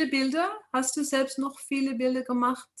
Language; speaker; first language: German; non-native, fluent; English